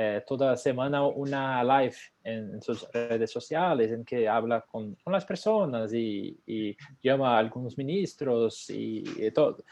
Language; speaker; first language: Spanish; non-native, fluent; Portuguese